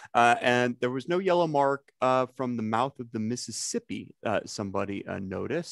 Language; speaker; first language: English; native; English